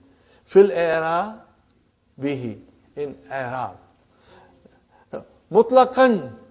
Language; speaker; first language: Arabic; non-native, fluent; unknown